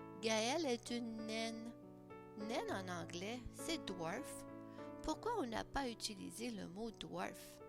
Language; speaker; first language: French; native; French